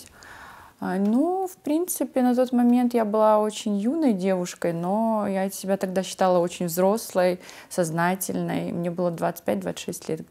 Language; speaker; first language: Russian; non-native, local second language; Ossetic